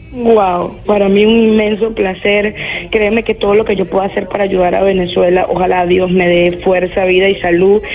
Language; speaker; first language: Spanish; native; Spanish